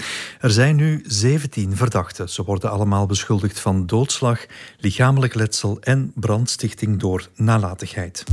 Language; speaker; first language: Dutch; native; Dutch